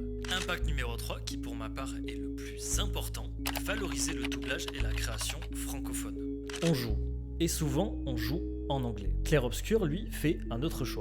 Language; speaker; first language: French; native; French